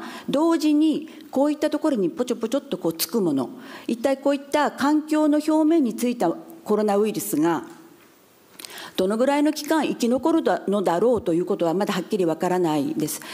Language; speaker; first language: Japanese; native; Japanese